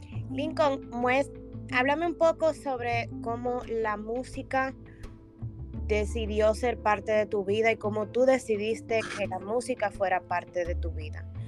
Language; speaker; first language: Spanish; native; Spanish